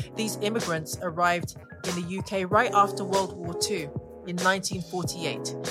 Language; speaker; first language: English; native; English